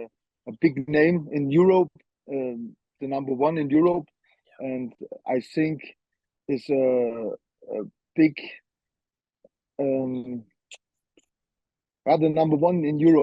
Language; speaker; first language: English; non-native, learner; German